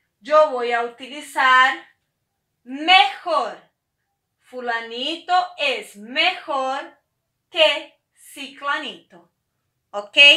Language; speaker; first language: Spanish; non-native, fluent; Portuguese